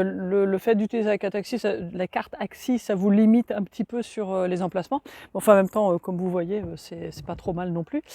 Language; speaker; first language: French; native; French